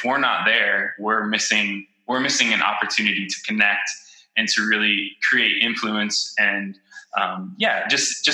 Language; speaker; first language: English; native; English